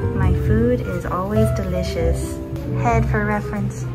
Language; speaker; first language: English; native; English